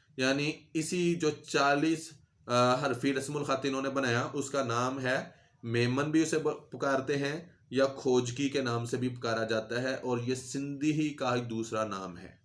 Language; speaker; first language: Urdu; non-native, local second language; Punjabi